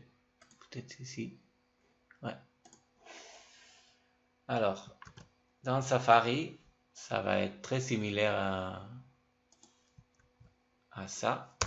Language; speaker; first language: French; non-native, fluent; Spanish